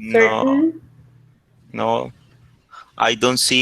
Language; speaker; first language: English; non-native, learner; Spanish